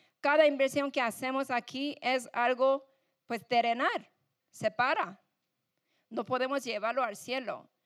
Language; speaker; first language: Spanish; non-native, fluent; English